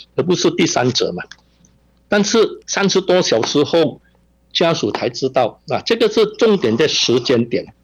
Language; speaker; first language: Chinese; non-native, local second language; Min Nan Chinese